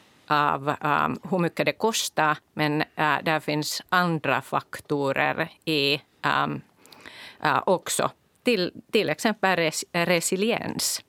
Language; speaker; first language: Swedish; non-native, local second language; Finnish